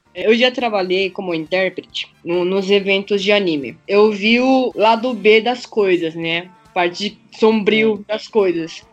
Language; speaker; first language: Portuguese; early bilingual, other home language; Japanese